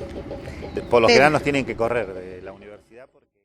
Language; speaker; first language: Spanish; native; Spanish